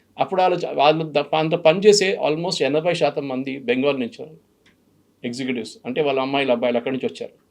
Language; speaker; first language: Telugu; non-native, fluent; Malayalam